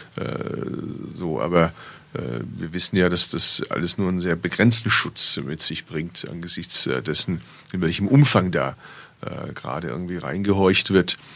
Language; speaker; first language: German; early bilingual, other home language; Turkish